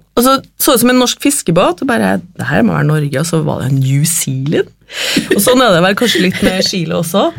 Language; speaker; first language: Norwegian; native; Norwegian